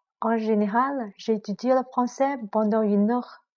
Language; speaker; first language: French; non-native, fluent; Chinese